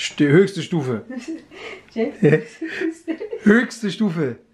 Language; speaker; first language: German; early bilingual, other home language; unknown